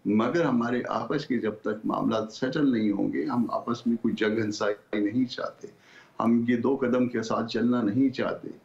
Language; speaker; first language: Urdu; non-native, local second language; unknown